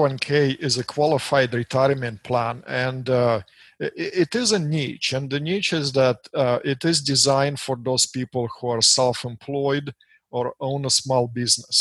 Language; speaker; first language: English; non-native, fluent; Russian